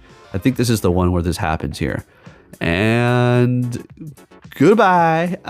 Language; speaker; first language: English; native; English